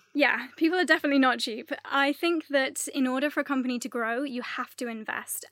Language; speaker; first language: English; native; English